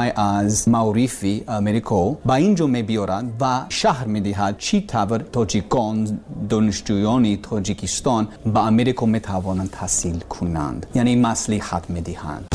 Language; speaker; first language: Persian; non-native, learner; English